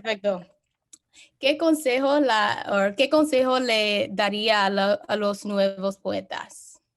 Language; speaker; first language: Spanish; non-native, learner; English